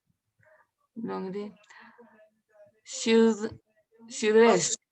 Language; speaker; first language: French; non-native, learner; Spanish